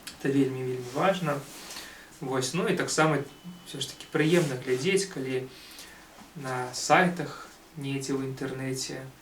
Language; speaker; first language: Belarusian; non-native, local second language; Russian